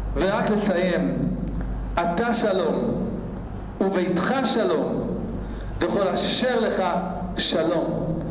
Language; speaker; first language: Hebrew; native; Hebrew